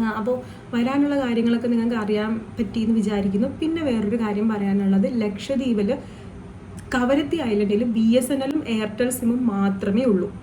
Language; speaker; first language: Malayalam; non-native, local second language; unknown